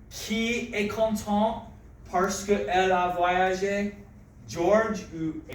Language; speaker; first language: French; non-native, fluent; English